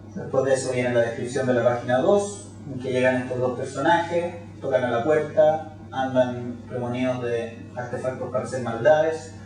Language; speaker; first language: Spanish; native; Spanish